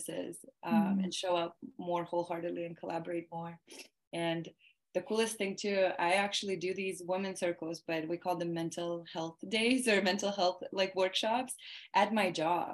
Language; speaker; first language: English; early bilingual, other home language; Russian